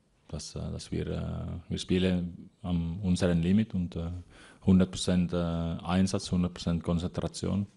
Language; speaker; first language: German; non-native, fluent; Finnish